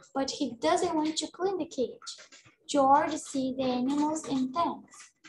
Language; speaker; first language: English; non-native, fluent; Portuguese